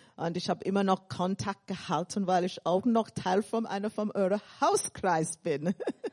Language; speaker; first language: German; non-native, fluent; English